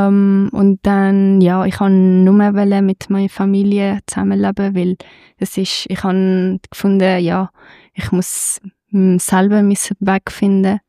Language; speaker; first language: German; non-native, fluent; Persian